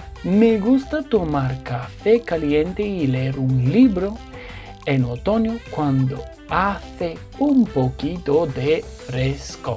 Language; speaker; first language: Spanish; non-native, fluent; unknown